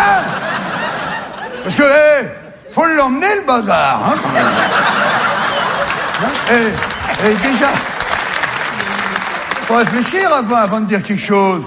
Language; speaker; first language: French; native; French